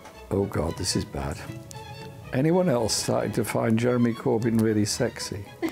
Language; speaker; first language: English; native; English